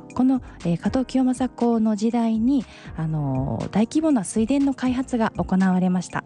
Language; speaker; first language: Japanese; native; Japanese